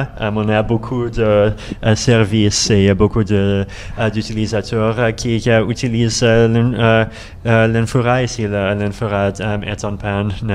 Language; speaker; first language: French; non-native, learner; Russian